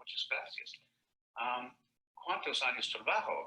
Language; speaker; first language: Spanish; non-native, learner; English